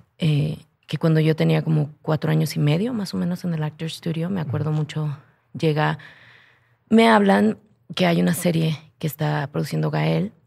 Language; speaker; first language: Spanish; native; Spanish